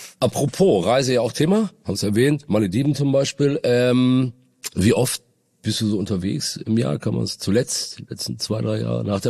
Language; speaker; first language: German; native; German